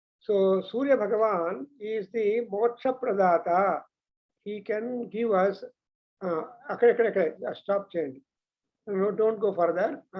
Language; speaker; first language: English; non-native, local second language; Telugu